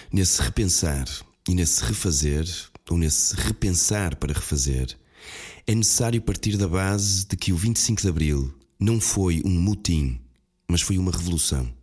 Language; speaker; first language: Portuguese; native; Portuguese